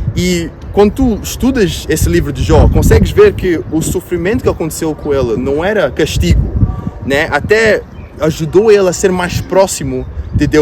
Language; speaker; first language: Portuguese; non-native, fluent; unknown